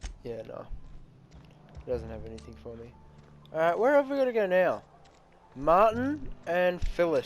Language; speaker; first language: English; native; English